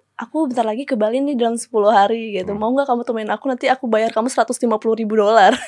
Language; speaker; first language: Indonesian; native; Indonesian